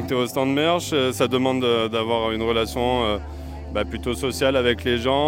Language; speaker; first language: French; native; French